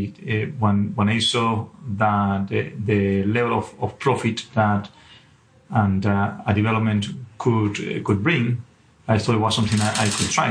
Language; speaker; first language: English; non-native, fluent; Spanish